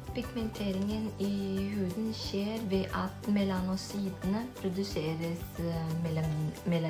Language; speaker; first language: Norwegian; non-native, fluent; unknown